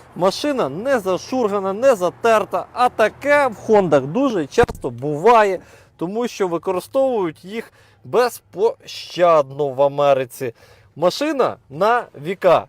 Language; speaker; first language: Ukrainian; native; Ukrainian